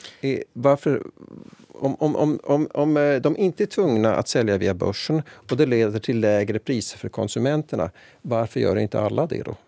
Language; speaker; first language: Swedish; native; Swedish